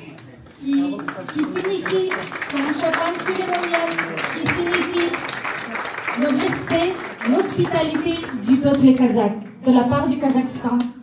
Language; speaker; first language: French; non-native, fluent; Kazakh